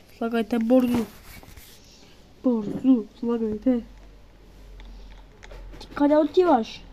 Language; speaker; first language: Bulgarian; early bilingual, heritage; Bulgarian